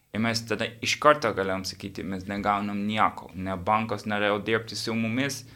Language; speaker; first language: Lithuanian; non-native, fluent; Dutch